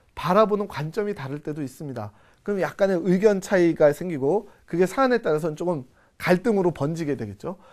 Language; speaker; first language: Korean; native; Korean